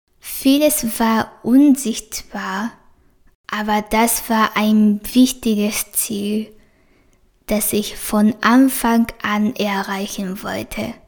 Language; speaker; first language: German; non-native, fluent; Japanese